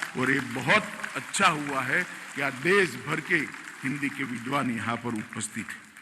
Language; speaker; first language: Hindi; non-native, local second language; Gujarati